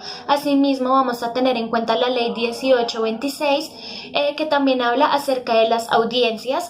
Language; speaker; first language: Spanish; native; Spanish